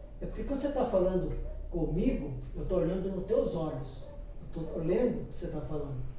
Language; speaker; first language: Portuguese; native; Portuguese